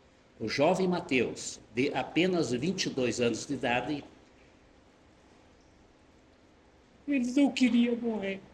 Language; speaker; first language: Portuguese; native; Portuguese